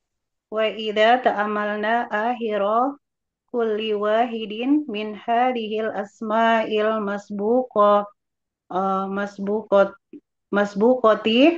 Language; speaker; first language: Arabic; non-native, learner; Indonesian